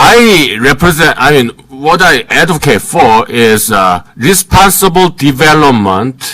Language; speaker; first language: English; early bilingual, other home language; Korean